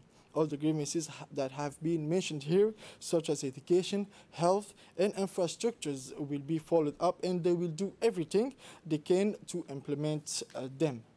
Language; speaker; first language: English; non-native, fluent; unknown